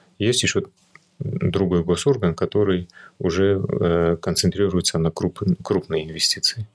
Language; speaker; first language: Russian; early bilingual, other home language; Armenian